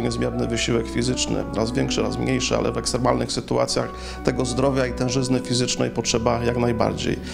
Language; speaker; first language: Polish; native; Polish